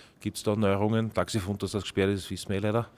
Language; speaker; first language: German; native; German